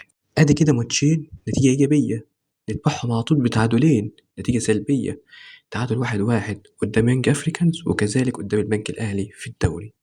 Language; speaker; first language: Arabic; native; Arabic